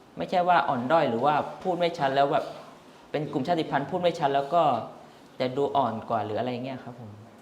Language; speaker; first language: Thai; non-native, local second language; Hmong